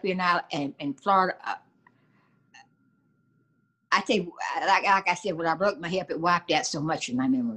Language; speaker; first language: English; native; English